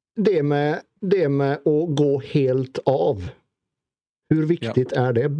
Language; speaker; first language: Swedish; native; Swedish